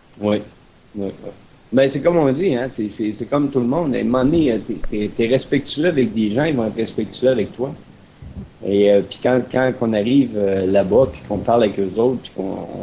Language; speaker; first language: French; native; French